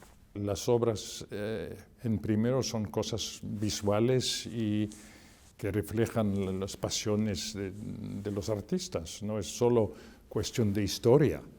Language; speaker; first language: Spanish; non-native, fluent; French